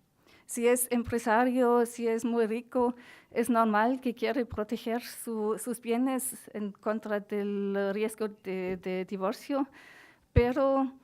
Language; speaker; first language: Spanish; non-native, fluent; German